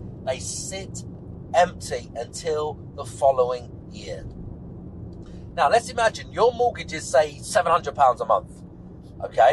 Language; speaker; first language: English; native; English